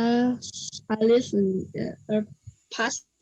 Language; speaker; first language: English; non-native, learner; Vietnamese